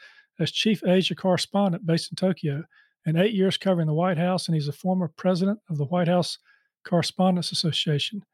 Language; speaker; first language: English; native; English